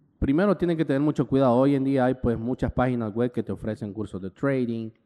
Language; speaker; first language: Spanish; native; Spanish